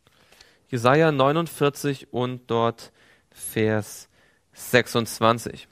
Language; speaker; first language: German; native; German